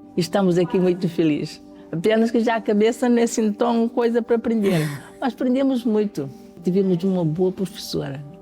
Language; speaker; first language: Portuguese; non-native, local second language; Kabuverdianu